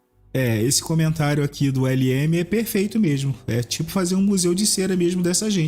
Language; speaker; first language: Portuguese; native; Portuguese